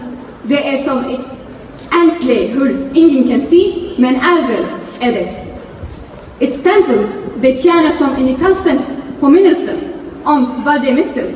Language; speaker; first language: Danish; non-native, fluent; Arabic